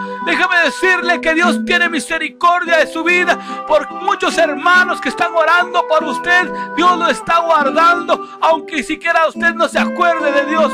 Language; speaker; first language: Spanish; native; Spanish